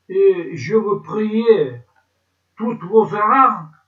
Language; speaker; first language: French; non-native, learner; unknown